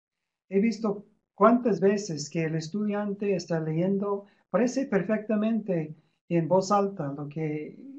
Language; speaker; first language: Spanish; non-native, fluent; English